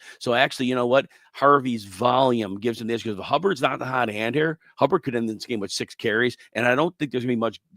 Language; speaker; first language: English; native; English